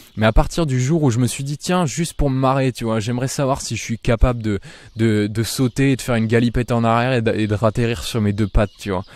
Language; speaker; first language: French; native; French